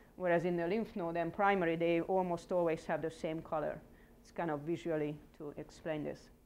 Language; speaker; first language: English; non-native, fluent; Hungarian